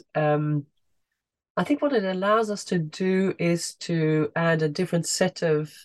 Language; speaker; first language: English; non-native, fluent; Dutch